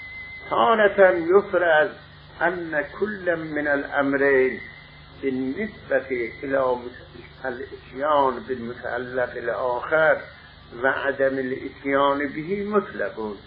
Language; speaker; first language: Arabic; non-native, fluent; Persian